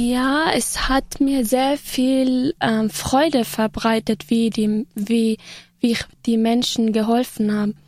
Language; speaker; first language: German; early bilingual, other home language; Arabic